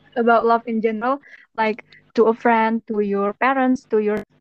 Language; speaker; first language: English; non-native, fluent; Indonesian